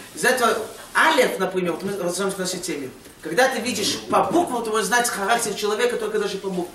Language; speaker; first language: Russian; early bilingual, heritage; Russian